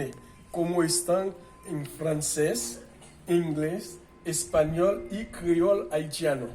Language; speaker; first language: Portuguese; non-native, fluent; Haitian Creole